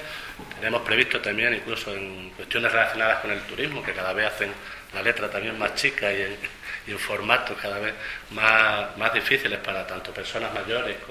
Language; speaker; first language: Spanish; native; Spanish